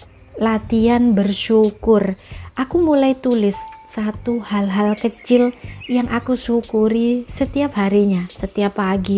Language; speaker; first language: Indonesian; native; Indonesian